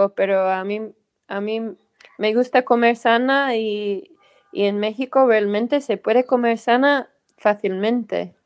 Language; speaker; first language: Spanish; non-native, fluent; English